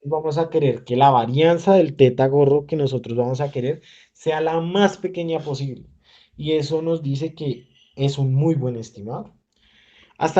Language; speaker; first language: Spanish; native; Spanish